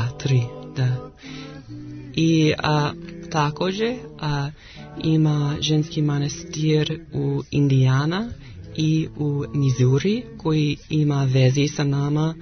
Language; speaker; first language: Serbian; non-native, learner; English